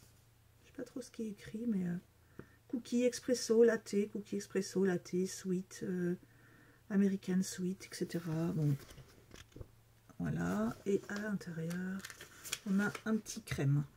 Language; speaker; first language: French; native; French